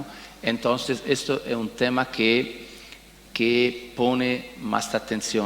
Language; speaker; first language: Spanish; non-native, learner; Italian